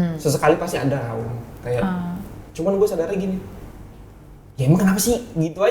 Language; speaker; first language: Indonesian; native; Indonesian